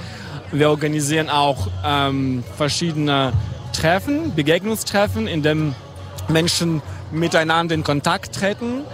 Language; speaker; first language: German; non-native, fluent; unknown